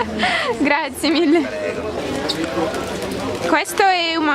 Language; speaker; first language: Italian; non-native, learner; Russian